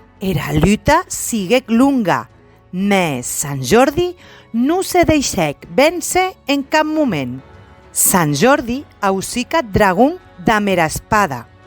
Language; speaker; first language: Occitan; non-native, local second language; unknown